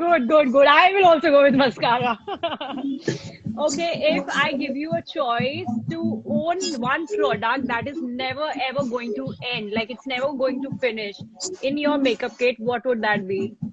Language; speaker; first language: English; non-native, local second language; Hindi